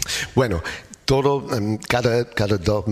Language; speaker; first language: Spanish; non-native, learner; English